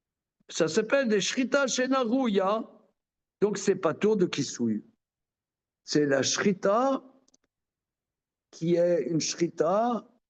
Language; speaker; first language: French; native; French